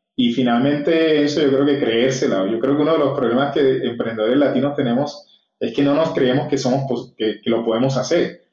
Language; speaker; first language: Spanish; native; Spanish